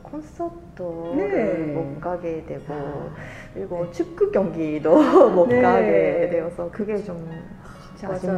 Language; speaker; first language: Korean; non-native, fluent; Japanese